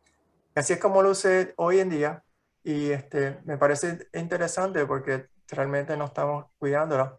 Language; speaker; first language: Spanish; native; Spanish